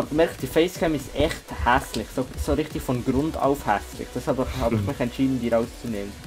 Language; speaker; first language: German; native; German